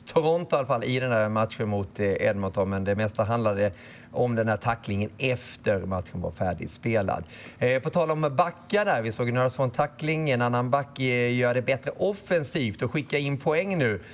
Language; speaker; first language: Swedish; native; Swedish